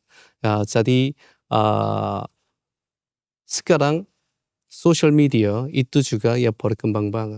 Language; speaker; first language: Indonesian; non-native, learner; Korean